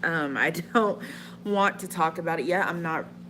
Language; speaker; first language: English; native; English